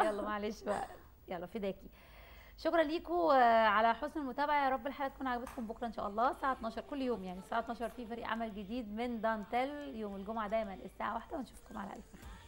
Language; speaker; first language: Arabic; native; Arabic